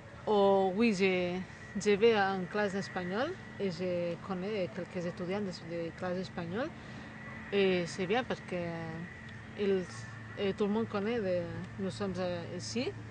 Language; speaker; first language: French; non-native, learner; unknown